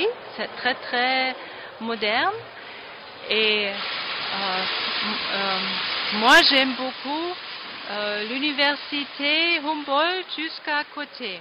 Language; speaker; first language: French; non-native, fluent; German